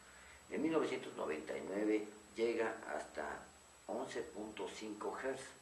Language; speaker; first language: Spanish; native; Spanish